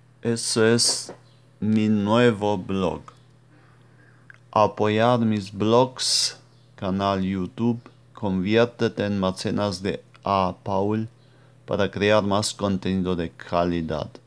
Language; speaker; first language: Spanish; non-native, fluent; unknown